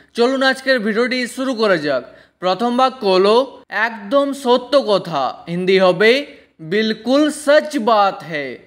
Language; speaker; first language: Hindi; non-native, local second language; Bangla